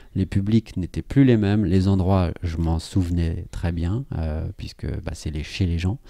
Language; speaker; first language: French; native; French